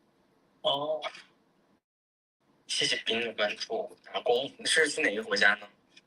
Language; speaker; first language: Chinese; native; Chinese